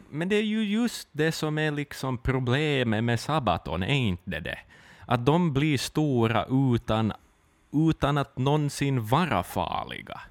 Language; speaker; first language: Swedish; native; Swedish